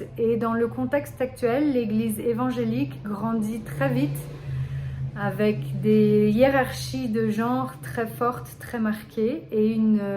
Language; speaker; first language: French; non-native, fluent; Spanish